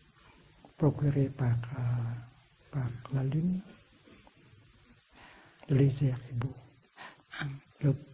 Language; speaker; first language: French; non-native, fluent; Vietnamese